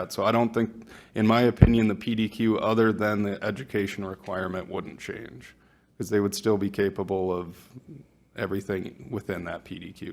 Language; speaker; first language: English; native; English